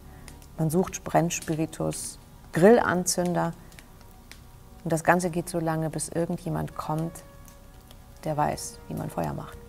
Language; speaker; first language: German; native; German